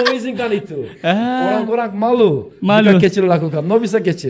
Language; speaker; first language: Indonesian; non-native, learner; Turkish